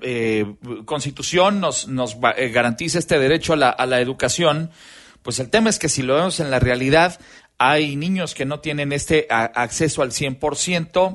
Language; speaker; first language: Spanish; native; Spanish